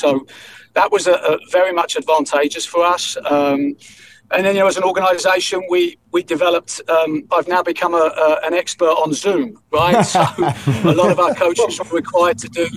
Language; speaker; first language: English; native; English